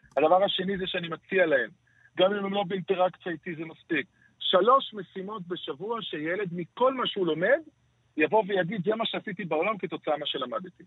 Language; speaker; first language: Hebrew; native; Hebrew